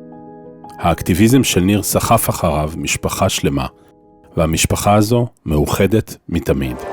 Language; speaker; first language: Hebrew; native; Hebrew